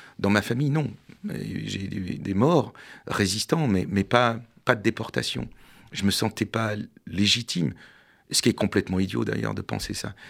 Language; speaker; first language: French; native; French